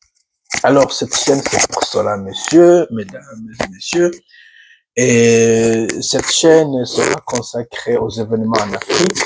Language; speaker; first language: French; non-native, local second language; Rundi